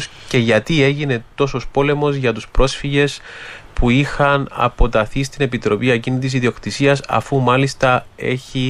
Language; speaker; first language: Greek; native; Greek